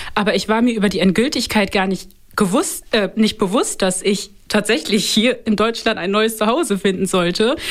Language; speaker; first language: German; early bilingual, other home language; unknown